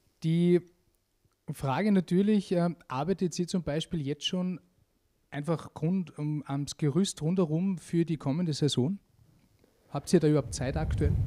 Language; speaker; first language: German; native; German